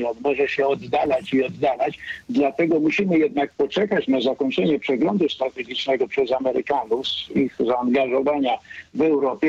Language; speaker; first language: Polish; native; Polish